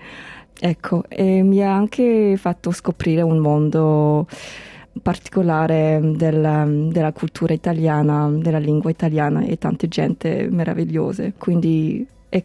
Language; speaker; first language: Italian; non-native, fluent; English